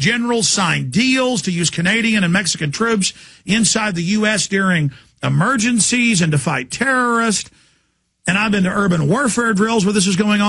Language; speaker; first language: English; native; English